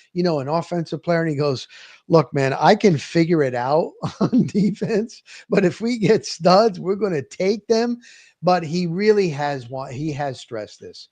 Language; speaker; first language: English; native; English